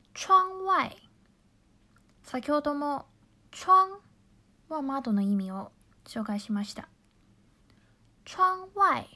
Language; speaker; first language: Japanese; non-native, fluent; Chinese